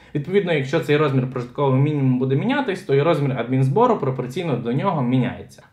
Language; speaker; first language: Ukrainian; native; Ukrainian